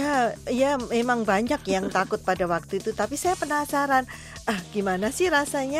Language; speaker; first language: Indonesian; native; Indonesian